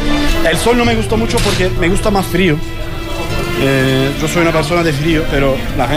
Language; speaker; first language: Spanish; non-native, learner; Turkish